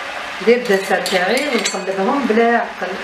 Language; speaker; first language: Arabic; native; Arabic